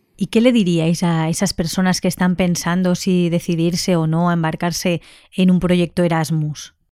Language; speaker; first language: Spanish; non-native, local second language; Catalan